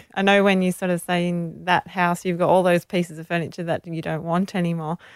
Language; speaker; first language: English; native; English